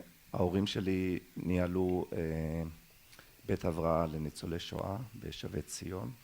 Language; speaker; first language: Hebrew; early bilingual, other home language; German